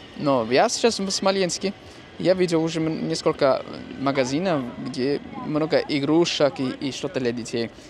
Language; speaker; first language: Russian; non-native, fluent; English